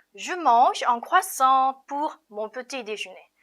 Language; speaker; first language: French; non-native, fluent; Korean